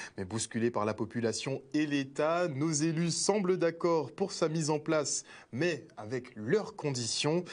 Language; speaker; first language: French; native; French